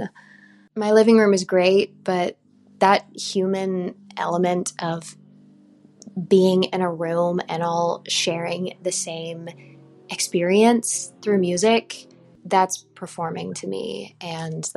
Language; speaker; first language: English; native; English